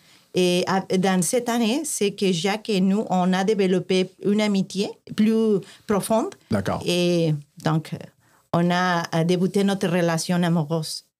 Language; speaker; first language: French; non-native, fluent; Spanish